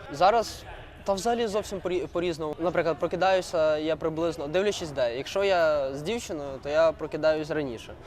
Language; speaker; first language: Ukrainian; native; Ukrainian